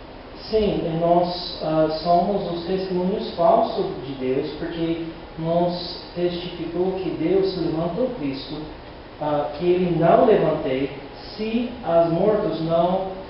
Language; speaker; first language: Portuguese; non-native, learner; English